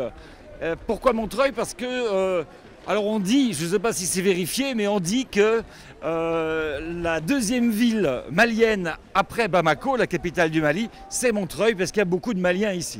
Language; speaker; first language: French; native; French